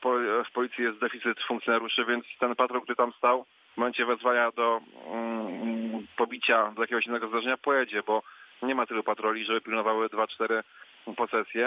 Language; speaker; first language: Polish; native; Polish